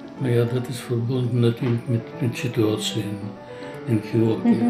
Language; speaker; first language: Dutch; non-native, learner; Georgian